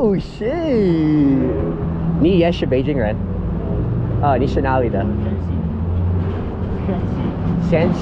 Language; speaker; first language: Chinese; non-native, fluent; English